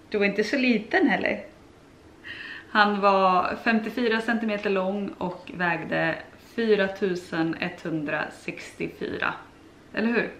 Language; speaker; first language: Swedish; native; Swedish